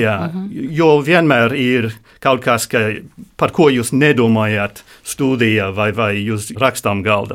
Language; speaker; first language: Latvian; non-native, learner; English